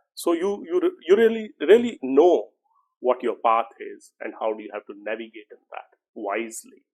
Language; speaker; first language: English; non-native, local second language; Punjabi